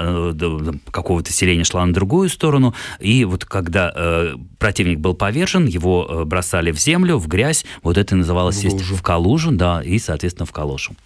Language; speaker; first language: Russian; native; Russian